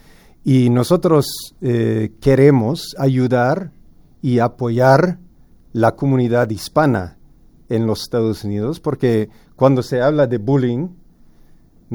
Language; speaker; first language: Spanish; non-native, fluent; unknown